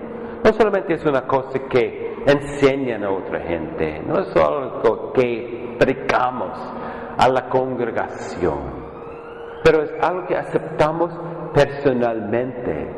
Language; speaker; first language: Spanish; non-native, fluent; English